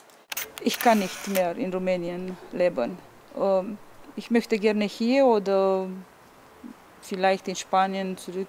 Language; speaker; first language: German; non-native, learner; Romanian